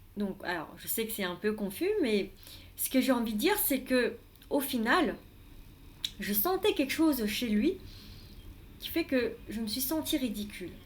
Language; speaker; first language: French; non-native, fluent; Vietnamese